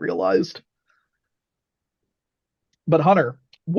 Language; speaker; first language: English; native; English